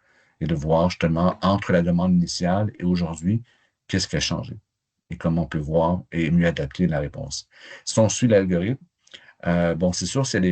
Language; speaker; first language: French; native; French